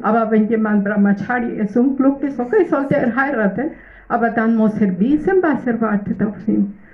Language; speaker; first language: German; non-native, fluent; Russian